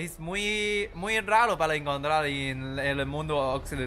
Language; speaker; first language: Spanish; non-native, learner; Chinese